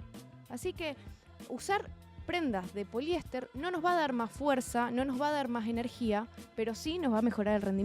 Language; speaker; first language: Spanish; native; Spanish